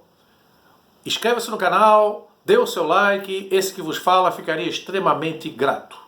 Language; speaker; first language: Portuguese; native; Portuguese